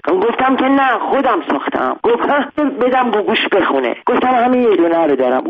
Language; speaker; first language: Persian; non-native, local second language; Armenian